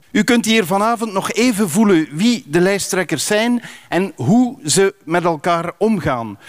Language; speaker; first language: Dutch; native; Dutch